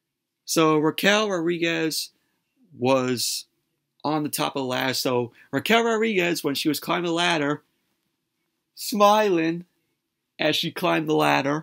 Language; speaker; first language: English; native; English